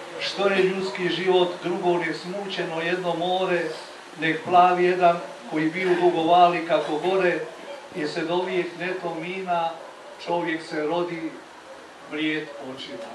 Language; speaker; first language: Croatian; native; Croatian